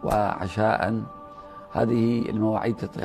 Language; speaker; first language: Arabic; native; Arabic